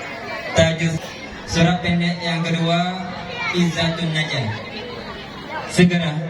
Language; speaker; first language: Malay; non-native, local second language; Achinese